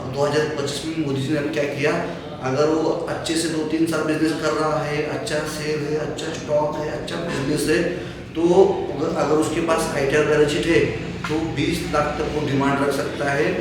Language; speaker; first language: Hindi; non-native, local second language; Marathi